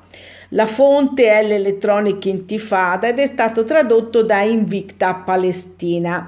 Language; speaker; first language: Italian; native; Italian